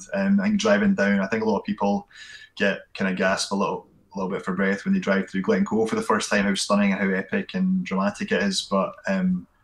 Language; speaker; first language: English; native; English